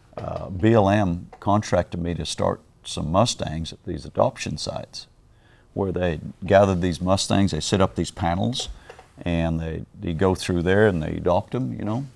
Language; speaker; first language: English; native; English